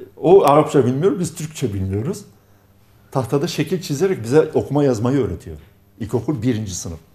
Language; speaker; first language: Turkish; non-native, local second language; Arabic